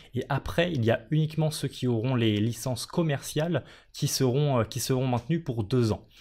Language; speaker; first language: French; native; French